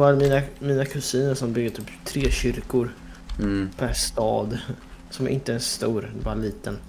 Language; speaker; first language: Swedish; non-native, fluent; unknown